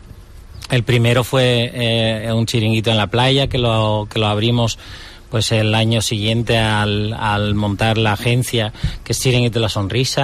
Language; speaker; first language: Spanish; non-native, fluent; Dutch